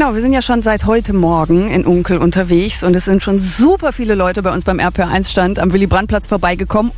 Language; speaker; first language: German; native; German